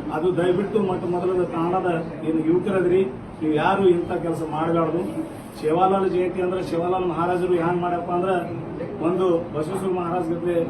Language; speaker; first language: Kannada; non-native, local second language; Lambadi